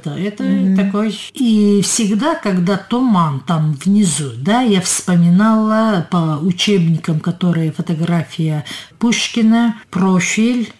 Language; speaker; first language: Russian; non-native, local second language; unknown